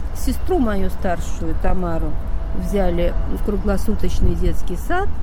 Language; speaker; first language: Russian; native; Russian